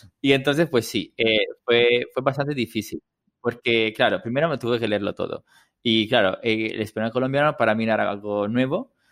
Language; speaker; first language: Spanish; non-native, fluent; Italian